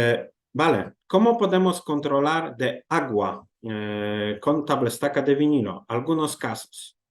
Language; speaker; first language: Spanish; non-native, learner; Polish